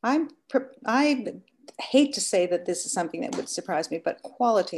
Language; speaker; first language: English; native; English